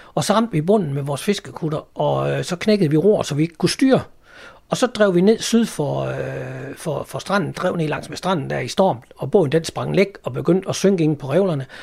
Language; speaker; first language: Danish; native; Danish